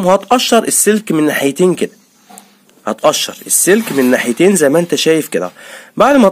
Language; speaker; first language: Arabic; native; Arabic